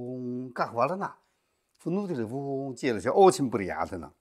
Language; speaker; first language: Russian; non-native, learner; Chinese